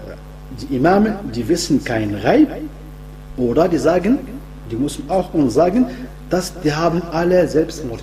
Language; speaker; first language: German; non-native, fluent; Arabic